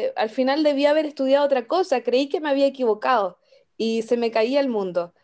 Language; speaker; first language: Spanish; native; Spanish